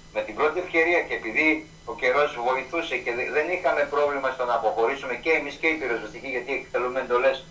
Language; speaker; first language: Greek; native; Greek